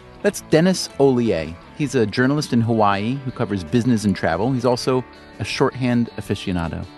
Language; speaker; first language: English; native; English